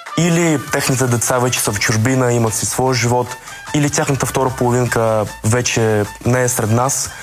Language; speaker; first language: Bulgarian; early bilingual, other home language; Russian